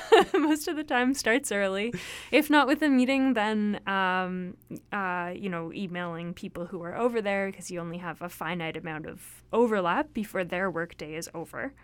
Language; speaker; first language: English; native; English